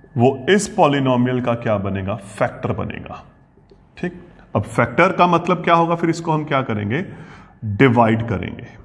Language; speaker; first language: Hindi; non-native, local second language; Punjabi